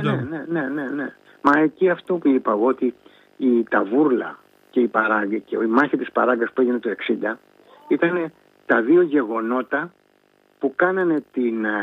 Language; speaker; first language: Greek; native; Greek